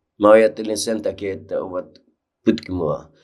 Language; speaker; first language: Finnish; non-native, learner; Persian